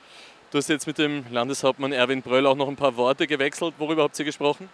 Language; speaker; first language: German; native; German